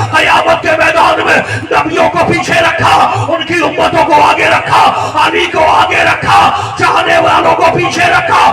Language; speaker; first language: Urdu; native; Urdu